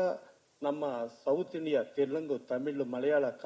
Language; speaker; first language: Tamil; non-native, learner; Telugu